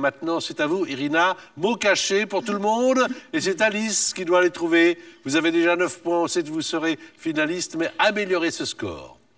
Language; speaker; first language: French; native; French